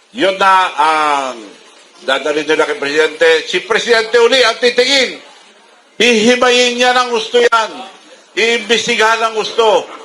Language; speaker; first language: Filipino; non-native, local second language; Iloko